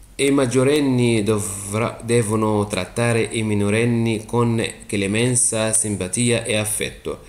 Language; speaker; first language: Italian; non-native, fluent; Arabic